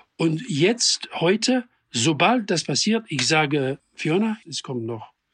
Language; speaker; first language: German; non-native, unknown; English